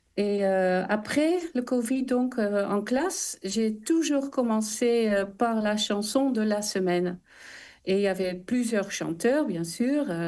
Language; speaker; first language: French; non-native, fluent; Dutch